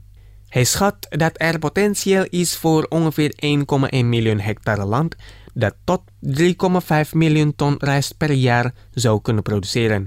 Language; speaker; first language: Dutch; non-native, fluent; Indonesian